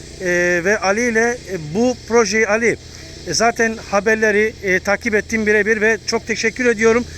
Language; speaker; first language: Turkish; native; Turkish